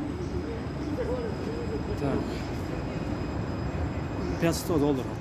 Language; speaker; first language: Russian; non-native, learner; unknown